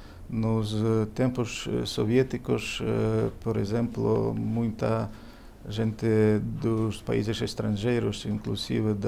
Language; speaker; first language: Portuguese; non-native, fluent; Ukrainian